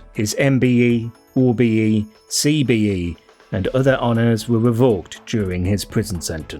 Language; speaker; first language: English; native; English